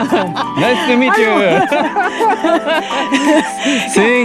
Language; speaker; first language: English; non-native, learner; Japanese